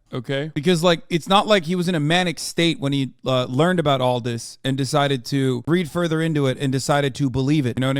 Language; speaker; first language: English; native; English